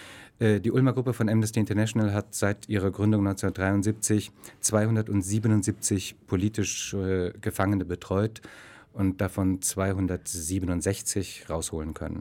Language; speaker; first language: German; native; German